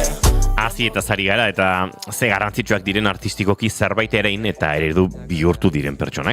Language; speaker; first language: Basque; native; Basque